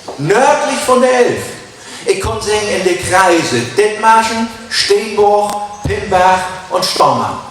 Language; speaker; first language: German; native; German